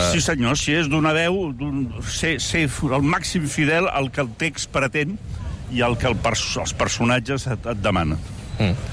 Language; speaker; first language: Catalan; non-native, local second language; Spanish